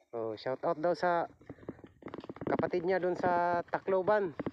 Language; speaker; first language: Filipino; non-native, local second language; Waray